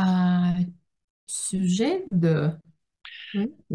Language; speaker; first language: French; non-native, learner; Russian